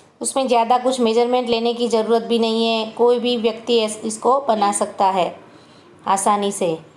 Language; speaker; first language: Hindi; non-native, local second language; Gujarati